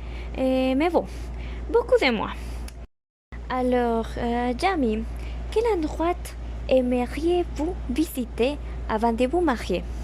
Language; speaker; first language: French; non-native, learner; Spanish